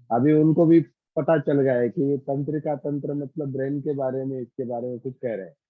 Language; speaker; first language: Hindi; non-native, local second language; Marathi